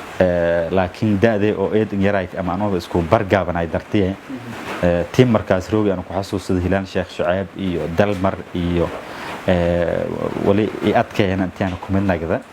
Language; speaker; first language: Somali; non-native, local second language; Maay